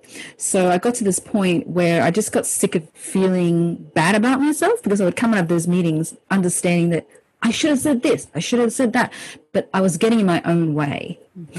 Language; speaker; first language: English; native; English